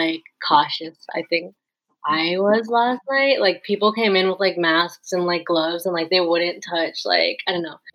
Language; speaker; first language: English; native; English